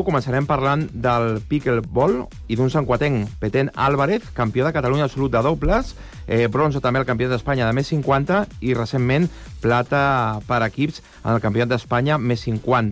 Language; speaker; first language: Catalan; native; Catalan